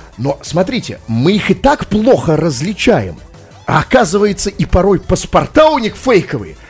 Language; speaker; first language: Russian; native; Russian